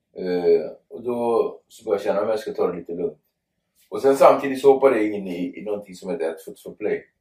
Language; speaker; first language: Swedish; early bilingual, other home language; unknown